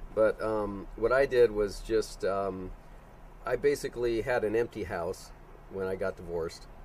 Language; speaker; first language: English; native; English